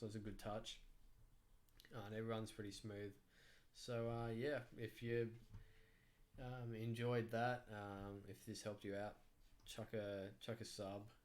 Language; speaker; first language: English; native; English